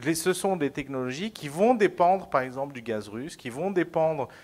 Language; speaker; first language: French; non-native, fluent; Spanish